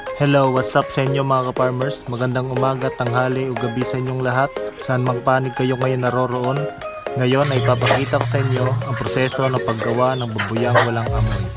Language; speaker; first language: Filipino; non-native, local second language; Cebuano